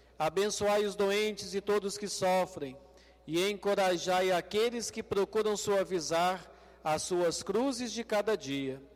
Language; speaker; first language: Portuguese; native; Portuguese